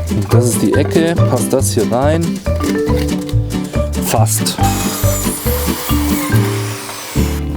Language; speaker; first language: German; native; German